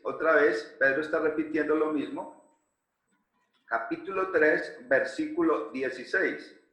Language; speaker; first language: Spanish; native; Spanish